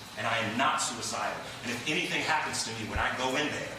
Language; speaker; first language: English; native; English